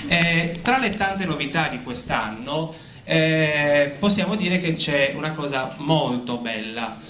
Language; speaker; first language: Italian; native; Italian